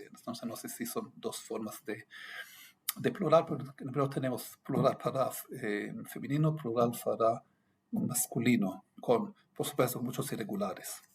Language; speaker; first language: Spanish; non-native, fluent; Hebrew